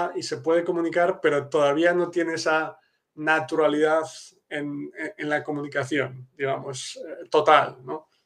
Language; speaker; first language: Spanish; native; Spanish